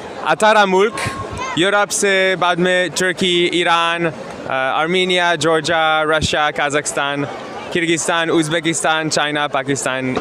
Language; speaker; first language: Hindi; non-native, learner; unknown